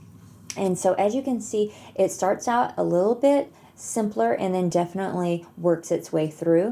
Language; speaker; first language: English; native; English